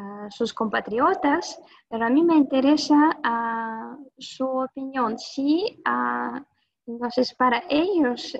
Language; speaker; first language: Spanish; non-native, fluent; Russian